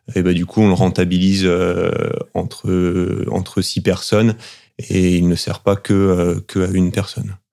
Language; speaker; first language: French; native; French